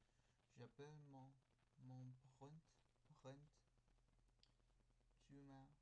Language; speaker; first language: French; non-native, learner; Spanish